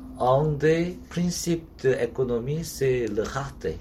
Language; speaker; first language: French; non-native, learner; Korean